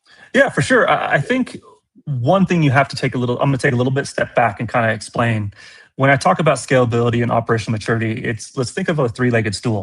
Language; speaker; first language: English; native; English